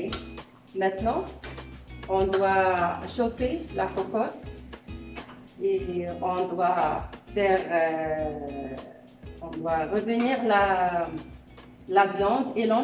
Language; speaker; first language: French; non-native, learner; Arabic